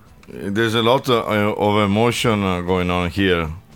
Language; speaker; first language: English; non-native, learner; Italian